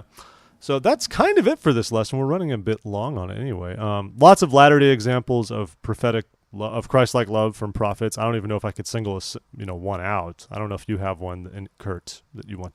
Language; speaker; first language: English; native; English